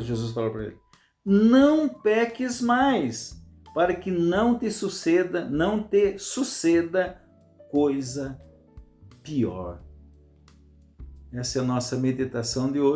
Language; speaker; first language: Portuguese; native; Portuguese